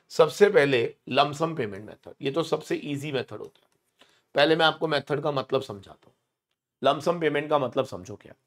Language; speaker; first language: Hindi; native; Hindi